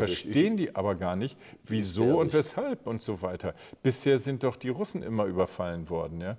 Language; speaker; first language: German; native; German